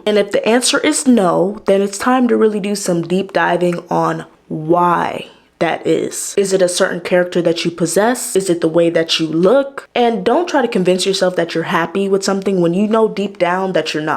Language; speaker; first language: English; native; English